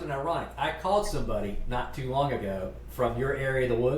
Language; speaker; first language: English; native; English